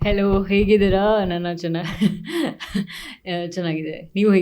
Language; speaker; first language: Kannada; non-native, learner; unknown